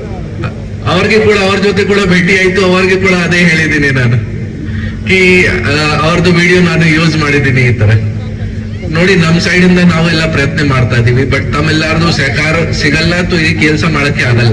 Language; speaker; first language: Kannada; non-native, local second language; Hindi